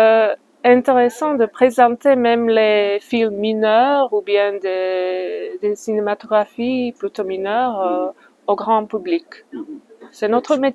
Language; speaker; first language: French; non-native, fluent; Slovak